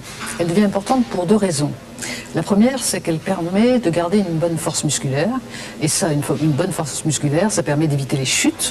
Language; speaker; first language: French; native; French